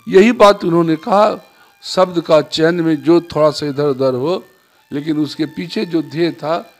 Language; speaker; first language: Hindi; native; Hindi